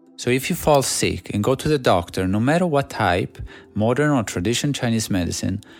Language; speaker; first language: English; non-native, fluent; Swedish